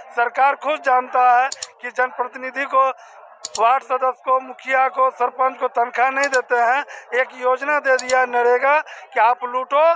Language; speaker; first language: Hindi; native; Hindi